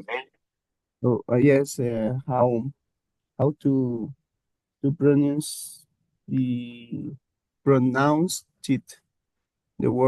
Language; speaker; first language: English; non-native, learner; Spanish